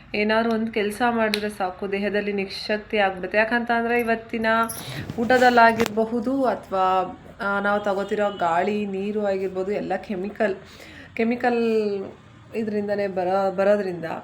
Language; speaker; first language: Kannada; native; Kannada